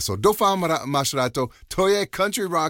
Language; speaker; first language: Czech; non-native, learner; English